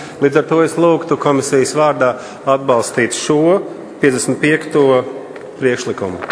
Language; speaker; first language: Latvian; native; Latvian